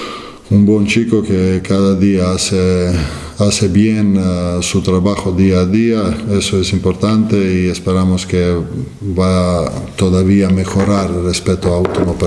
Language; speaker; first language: Spanish; non-native, fluent; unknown